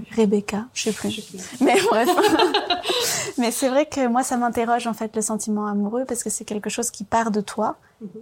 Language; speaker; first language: French; early bilingual, other home language; Vietnamese